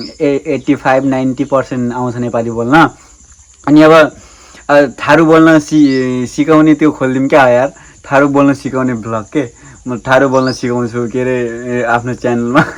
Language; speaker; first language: Nepali; non-native, local second language; Rana Tharu